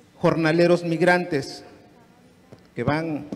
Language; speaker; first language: Spanish; non-native, local second language; Nahuatl languages